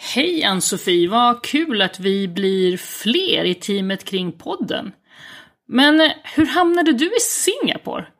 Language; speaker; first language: Swedish; native; Swedish